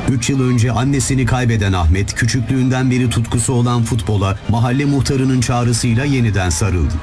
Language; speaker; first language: Turkish; native; Turkish